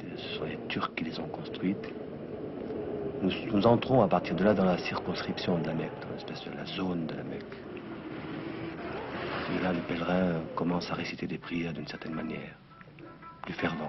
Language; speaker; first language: French; non-native, local second language; Arabic